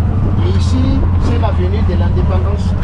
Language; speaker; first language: French; non-native, local second language; Malagasy